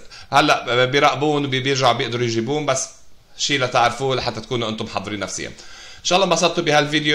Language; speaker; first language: Arabic; native; Arabic